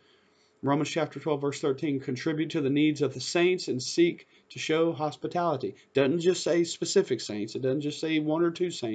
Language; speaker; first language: English; native; English